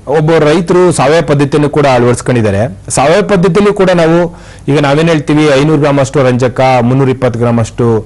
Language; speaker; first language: Kannada; native; Kannada